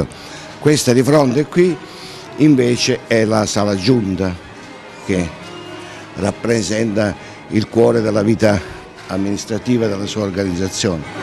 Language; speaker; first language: Italian; native; Italian